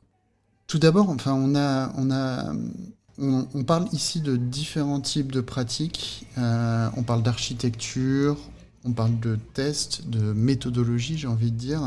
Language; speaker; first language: French; native; French